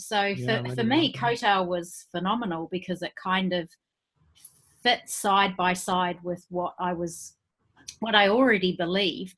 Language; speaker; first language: English; native; English